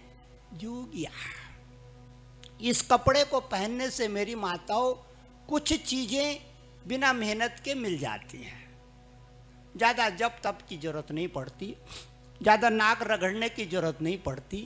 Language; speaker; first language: Hindi; native; Hindi